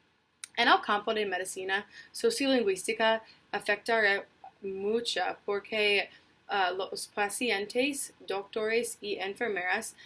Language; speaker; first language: Spanish; non-native, learner; English